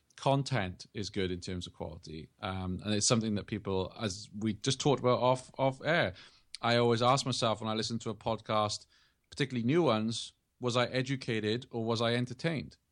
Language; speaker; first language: English; native; English